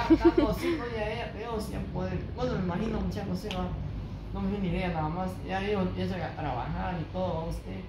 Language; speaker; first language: Spanish; native; Spanish